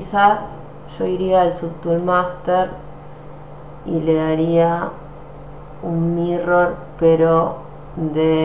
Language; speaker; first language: Spanish; native; Spanish